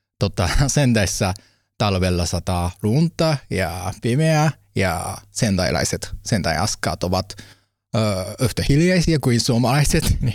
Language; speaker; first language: Finnish; non-native, learner; Japanese